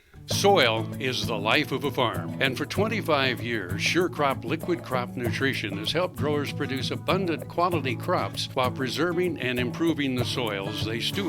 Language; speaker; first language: English; native; English